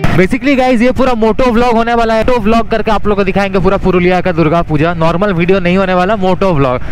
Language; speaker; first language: Hindi; non-native, local second language; Bangla